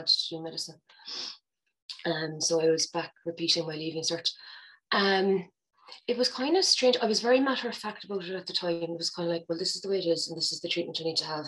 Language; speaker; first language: English; native; English